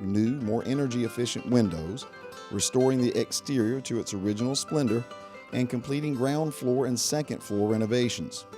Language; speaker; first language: English; native; English